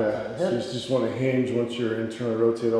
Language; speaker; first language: English; native; English